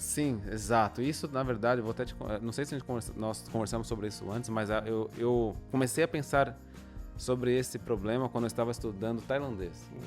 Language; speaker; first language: Portuguese; native; Portuguese